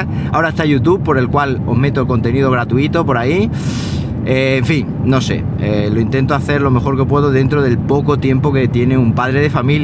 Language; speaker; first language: Spanish; native; Spanish